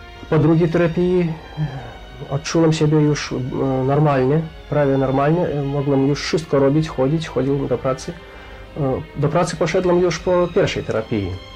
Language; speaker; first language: Polish; non-native, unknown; Russian